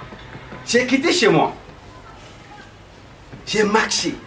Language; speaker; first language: French; non-native, local second language; Bambara